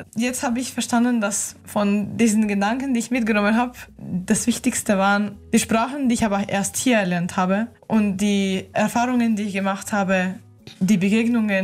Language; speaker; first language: German; non-native, fluent; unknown